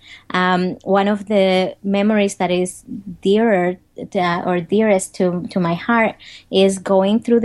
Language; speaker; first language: English; non-native, fluent; Spanish